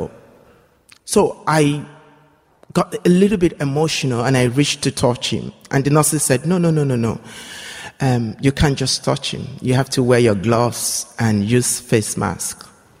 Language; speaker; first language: English; non-native, local second language; Yoruba